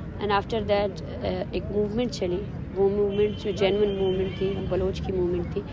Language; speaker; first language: Urdu; non-native, local second language; Baluchi